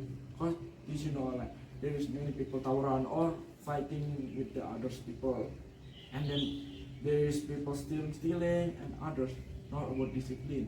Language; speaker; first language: English; non-native, learner; Indonesian